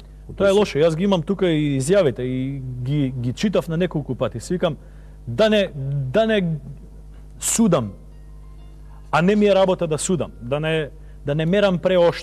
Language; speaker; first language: Macedonian; native; Macedonian